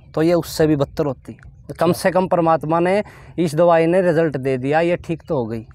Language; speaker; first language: Hindi; native; Hindi